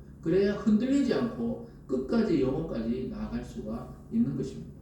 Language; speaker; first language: Korean; native; Korean